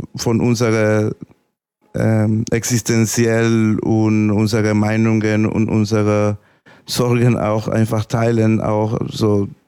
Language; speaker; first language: German; non-native, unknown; Spanish